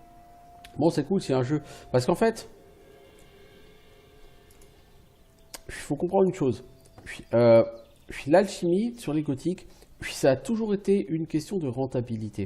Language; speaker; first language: French; native; French